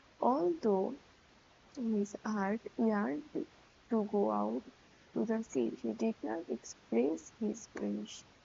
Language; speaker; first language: English; non-native, local second language; Bangla